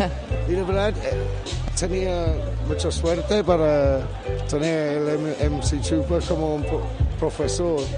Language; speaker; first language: Spanish; non-native, fluent; English